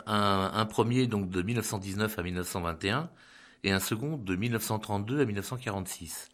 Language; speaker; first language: French; native; French